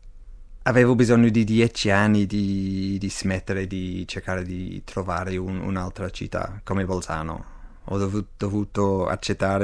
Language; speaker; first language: Italian; non-native, fluent; English